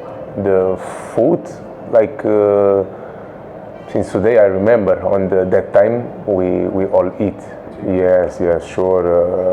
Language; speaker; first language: English; non-native, local second language; Kabuverdianu